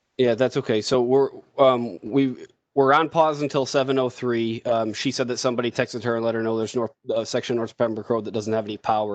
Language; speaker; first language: English; native; English